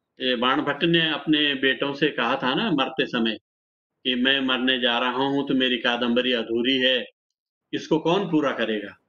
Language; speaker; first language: Hindi; native; Hindi